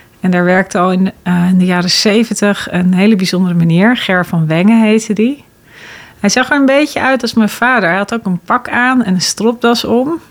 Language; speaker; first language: Dutch; native; Dutch